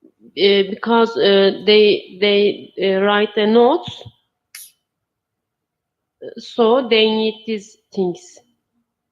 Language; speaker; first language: English; non-native, learner; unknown